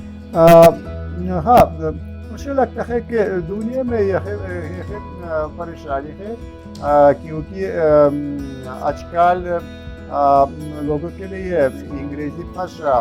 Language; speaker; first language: Hindi; non-native, learner; Russian